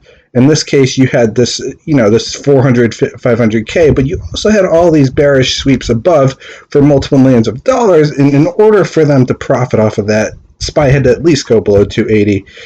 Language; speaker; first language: English; native; English